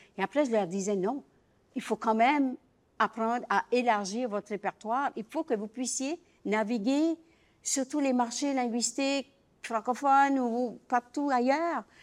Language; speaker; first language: French; native; French